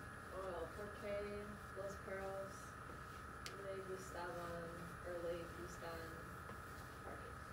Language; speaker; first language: Spanish; non-native, learner; English